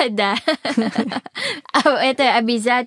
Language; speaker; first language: Russian; non-native, learner; Filipino